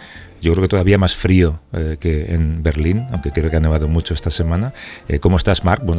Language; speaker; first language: Spanish; native; Spanish